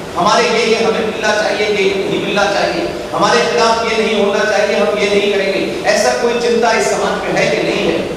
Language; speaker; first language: Hindi; native; Hindi